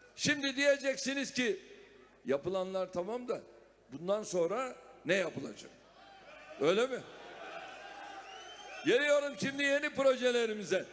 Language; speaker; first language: Turkish; native; Turkish